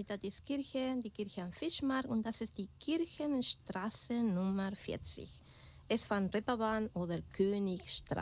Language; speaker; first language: German; non-native, fluent; Spanish